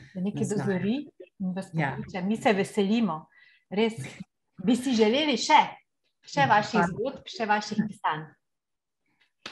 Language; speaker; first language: Slovenian; native; Slovenian